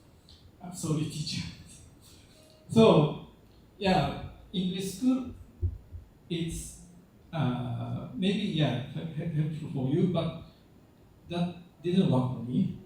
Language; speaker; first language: English; non-native, fluent; Japanese